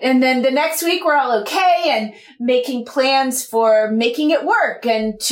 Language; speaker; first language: English; native; English